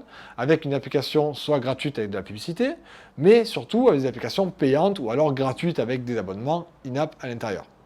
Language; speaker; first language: French; native; French